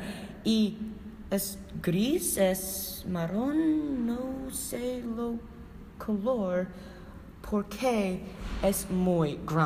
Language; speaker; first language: Spanish; non-native, learner; English